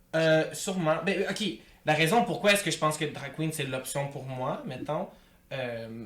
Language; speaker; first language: French; native; French